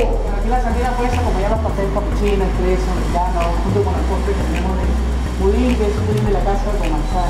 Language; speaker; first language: Spanish; non-native, learner; English